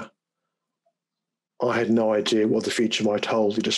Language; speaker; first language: English; native; English